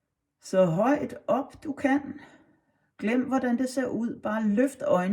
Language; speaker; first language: Danish; native; Danish